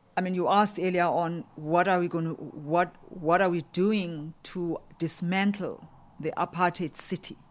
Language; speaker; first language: English; non-native, local second language; Xhosa